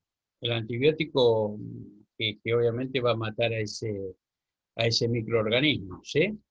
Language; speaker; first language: Spanish; native; Spanish